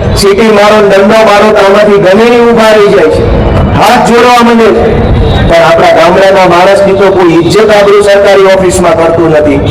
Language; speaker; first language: Gujarati; native; Gujarati